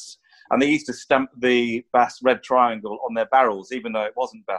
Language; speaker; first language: English; native; English